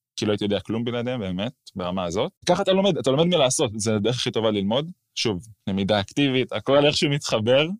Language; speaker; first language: Hebrew; native; Hebrew